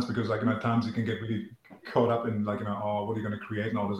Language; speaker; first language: English; non-native, fluent; German